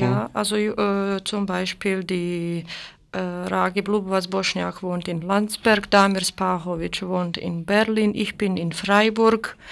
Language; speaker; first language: German; non-native, learner; Bosnian